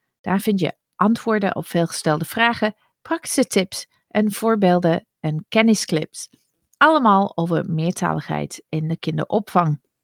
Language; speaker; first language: Dutch; non-native, fluent; English